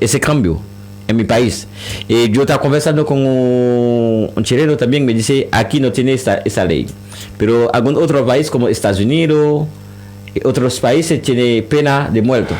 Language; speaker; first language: Spanish; non-native, learner; Haitian Creole